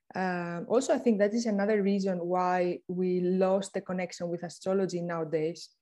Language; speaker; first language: English; non-native, fluent; Greek